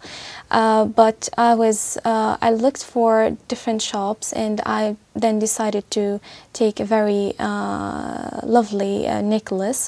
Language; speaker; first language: English; non-native, fluent; Arabic